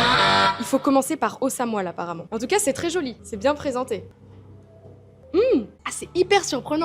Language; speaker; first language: French; native; French